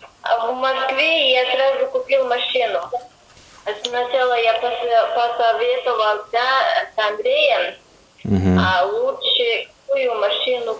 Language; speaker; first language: Russian; non-native, learner; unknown